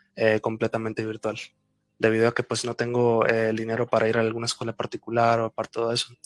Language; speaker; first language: Spanish; native; Spanish